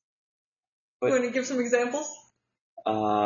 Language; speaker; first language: English; native; English